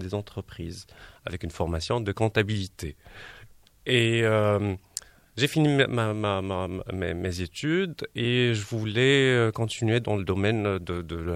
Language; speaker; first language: French; non-native, local second language; Arabic